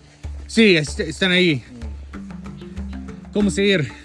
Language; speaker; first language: Spanish; non-native, learner; English